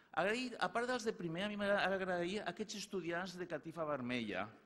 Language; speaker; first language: Catalan; native; Catalan